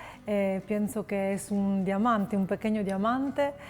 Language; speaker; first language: Spanish; non-native, fluent; Italian